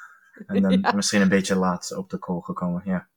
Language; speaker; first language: Dutch; early bilingual, heritage; Dutch